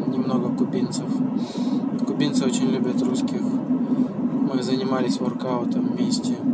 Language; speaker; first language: Russian; native; Russian